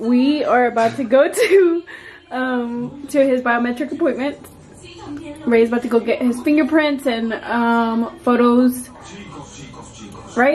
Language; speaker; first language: English; early bilingual, other home language; Spanish